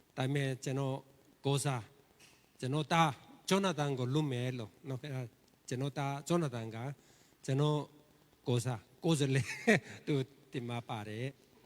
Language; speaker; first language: Burmese; non-native, learner; Korean